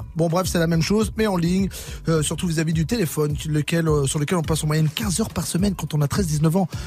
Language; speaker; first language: French; non-native, fluent; English